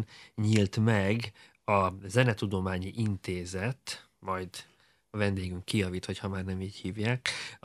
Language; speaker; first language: Hungarian; native; Hungarian